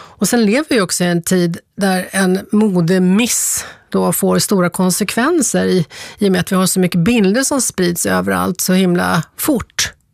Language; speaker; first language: Swedish; native; Swedish